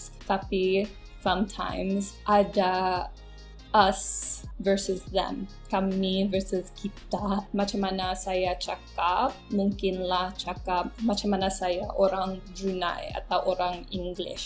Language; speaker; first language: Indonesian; non-native, local second language; English